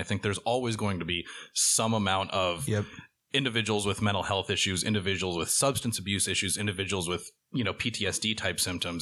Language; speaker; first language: English; native; English